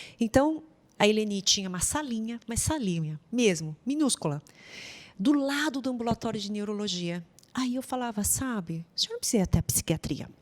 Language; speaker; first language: Portuguese; non-native, fluent; Chinese